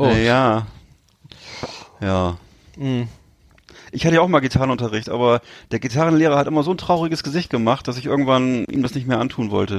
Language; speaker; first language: German; native; German